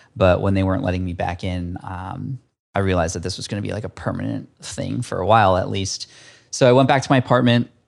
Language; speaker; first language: English; early bilingual, other home language; Filipino